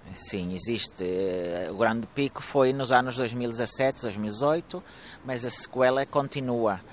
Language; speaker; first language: Portuguese; early bilingual, heritage; Portuguese